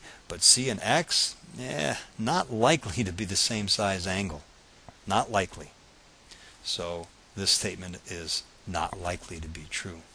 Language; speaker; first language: English; native; English